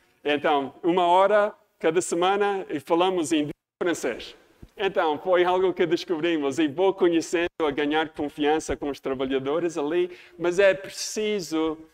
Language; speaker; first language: Portuguese; non-native, fluent; English